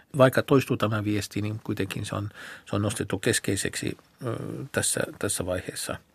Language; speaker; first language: Finnish; non-native, fluent; Arabic